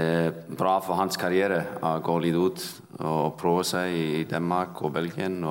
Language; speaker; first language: Danish; non-native, fluent; Icelandic